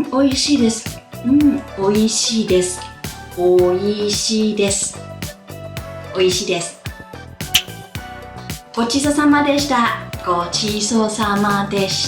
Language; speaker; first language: Japanese; non-native, fluent; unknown